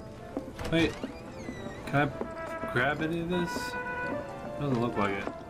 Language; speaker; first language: English; native; English